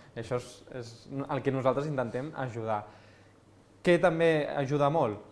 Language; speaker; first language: Catalan; native; Catalan